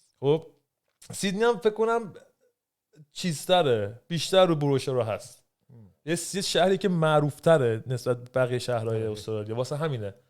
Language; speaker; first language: Persian; native; Persian